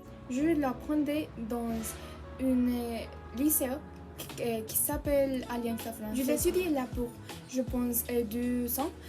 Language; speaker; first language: French; non-native, learner; Spanish